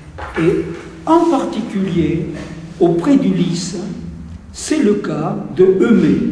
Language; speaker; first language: French; native; French